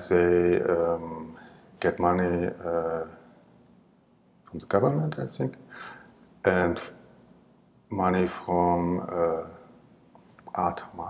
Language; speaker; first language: English; non-native, learner; German